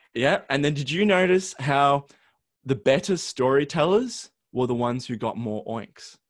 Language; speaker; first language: English; early bilingual, other home language; Ukrainian